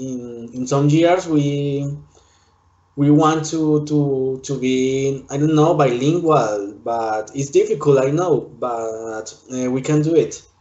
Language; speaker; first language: English; non-native, learner; Spanish